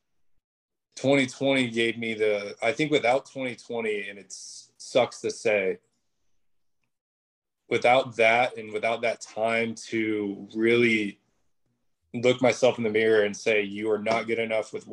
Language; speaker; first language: English; native; English